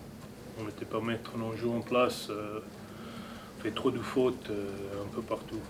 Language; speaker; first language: French; non-native, learner; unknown